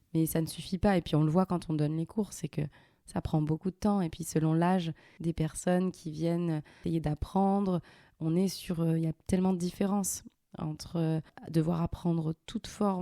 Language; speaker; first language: French; early bilingual, other home language; Arabic